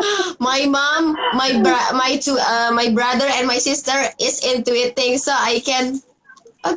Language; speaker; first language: English; non-native, learner; Indonesian